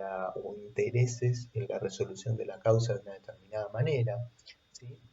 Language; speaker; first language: Spanish; native; Spanish